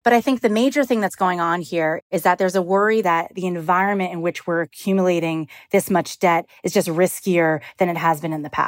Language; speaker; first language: English; native; English